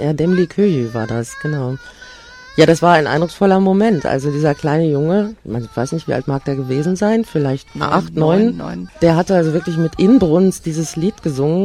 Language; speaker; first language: German; native; German